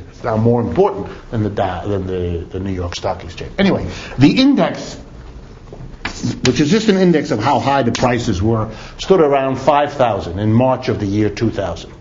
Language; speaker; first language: English; native; English